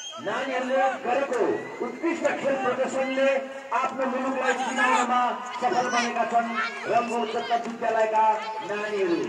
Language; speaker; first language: Nepali; native; Nepali